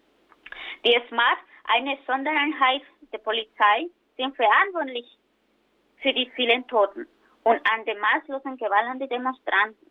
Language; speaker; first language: German; non-native, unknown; Spanish